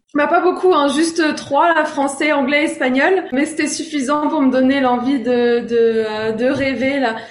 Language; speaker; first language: French; native; French